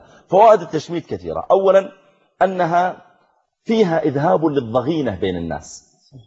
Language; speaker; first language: Arabic; native; Arabic